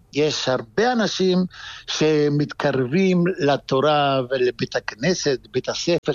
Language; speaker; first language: Hebrew; non-native, fluent; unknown